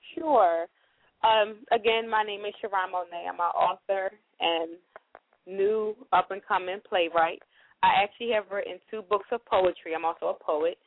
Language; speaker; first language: English; native; English